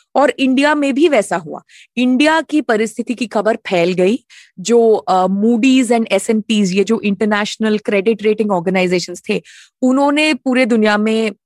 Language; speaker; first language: Hindi; native; Hindi